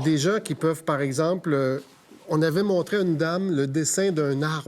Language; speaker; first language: French; native; French